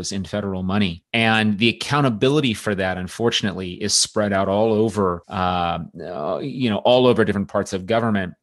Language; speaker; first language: English; native; English